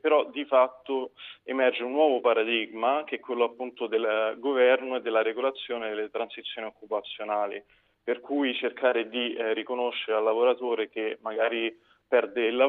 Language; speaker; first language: Italian; native; Italian